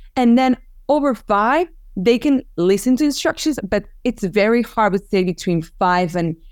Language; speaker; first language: English; non-native, fluent; Spanish